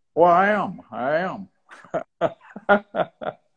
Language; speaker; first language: English; native; English